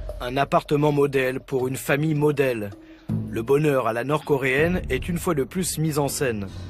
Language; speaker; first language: French; native; French